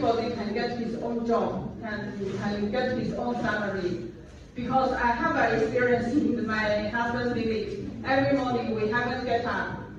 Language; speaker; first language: English; non-native, learner; Chinese